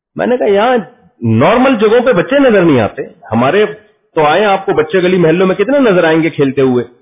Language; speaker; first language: Urdu; native; Urdu